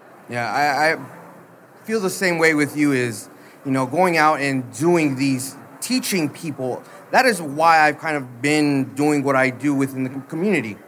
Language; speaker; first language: English; early bilingual, other home language; Spanish